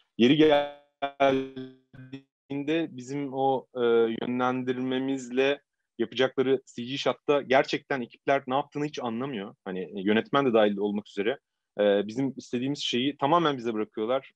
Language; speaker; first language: Turkish; native; Turkish